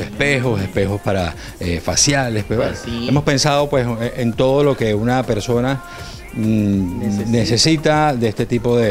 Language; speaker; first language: Spanish; native; Spanish